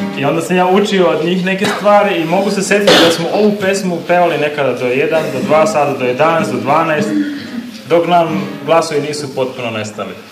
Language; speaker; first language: Serbian; non-native, local second language; Slovak